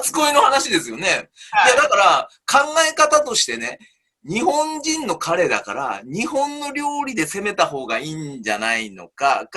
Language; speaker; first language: Japanese; native; Japanese